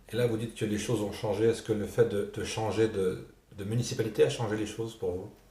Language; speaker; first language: French; native; French